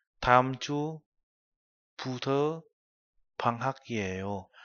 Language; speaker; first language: Korean; non-native, learner; Vietnamese